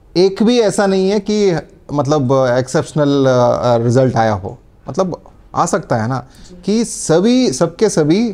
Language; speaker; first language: Hindi; non-native, local second language; Kannada